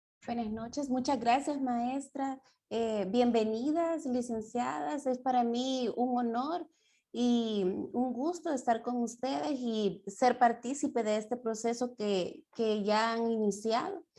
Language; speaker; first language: Spanish; native; Spanish